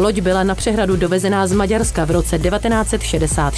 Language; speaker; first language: Czech; native; Czech